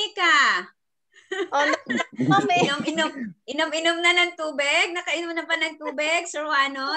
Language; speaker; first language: Filipino; native; Filipino